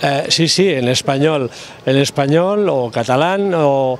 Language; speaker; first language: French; non-native, learner; Spanish